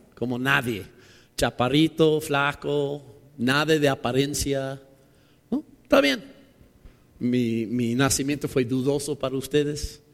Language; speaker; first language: Spanish; non-native, fluent; English